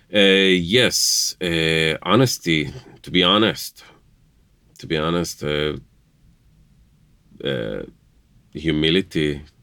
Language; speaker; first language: English; non-native, fluent; Hebrew